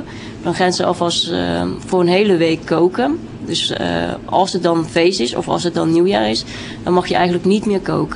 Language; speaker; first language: Dutch; early bilingual, other home language; Vietnamese